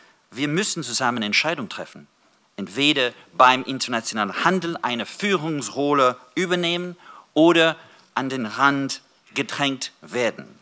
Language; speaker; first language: German; non-native, fluent; English